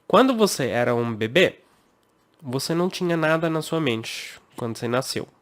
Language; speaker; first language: Portuguese; non-native, fluent; English